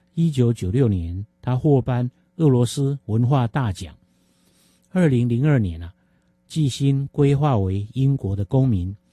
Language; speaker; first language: Chinese; native; Chinese